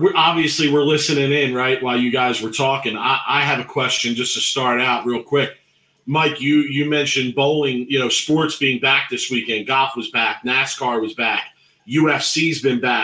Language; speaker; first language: English; native; English